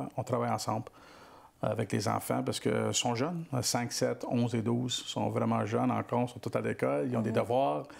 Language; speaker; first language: French; native; French